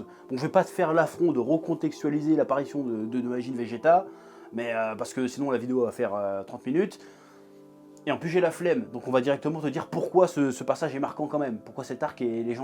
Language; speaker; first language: French; native; French